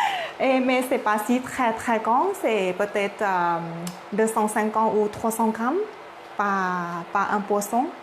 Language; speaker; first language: French; non-native, learner; Thai